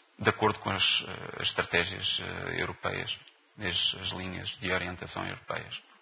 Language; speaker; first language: Portuguese; native; Portuguese